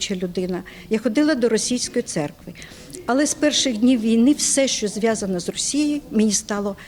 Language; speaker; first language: Ukrainian; non-native, local second language; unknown